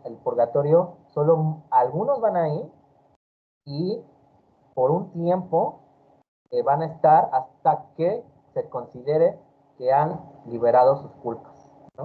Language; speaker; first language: Spanish; native; Spanish